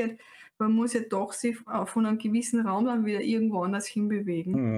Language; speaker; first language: German; native; German